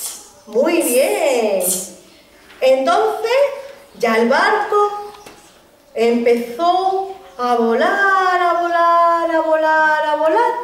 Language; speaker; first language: Spanish; native; Spanish